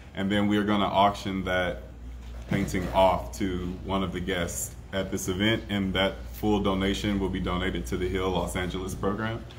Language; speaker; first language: English; native; English